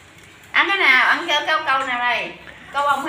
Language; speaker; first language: Vietnamese; native; Vietnamese